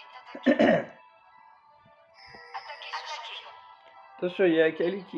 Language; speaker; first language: French; native; French